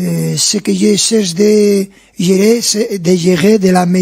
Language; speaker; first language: French; non-native, fluent; Spanish